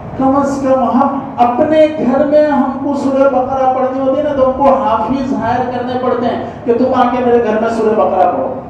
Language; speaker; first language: Urdu; native; Urdu